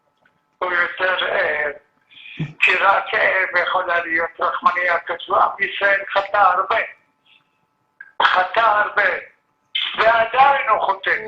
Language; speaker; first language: Hebrew; early bilingual, other home language; Arabic